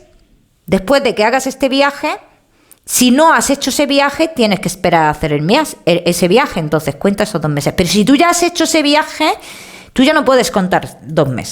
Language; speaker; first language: Spanish; native; Spanish